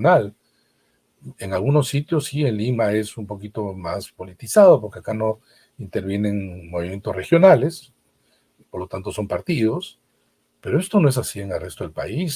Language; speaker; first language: Spanish; native; Spanish